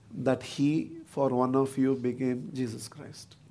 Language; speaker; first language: English; non-native, local second language; Tamil